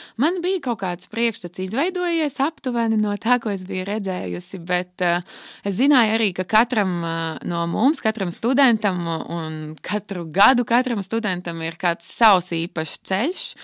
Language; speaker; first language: Latvian; native; Latvian